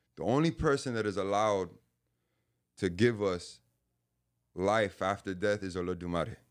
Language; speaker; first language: English; native; English